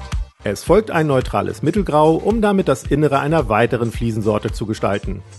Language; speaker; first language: German; native; German